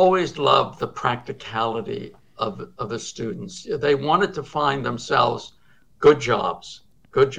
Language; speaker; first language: English; native; English